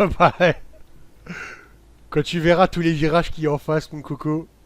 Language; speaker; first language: French; native; French